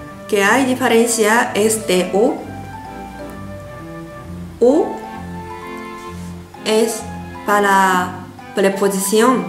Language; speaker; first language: Spanish; non-native, learner; Japanese